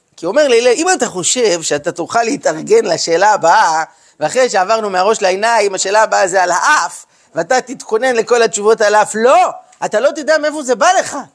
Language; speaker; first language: Hebrew; native; Hebrew